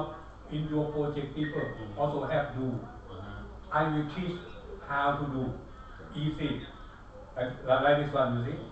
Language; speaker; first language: English; non-native, learner; Thai